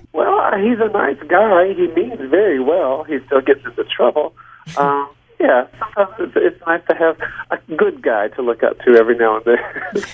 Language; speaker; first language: English; native; English